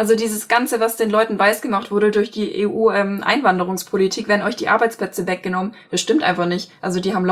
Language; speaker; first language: German; native; German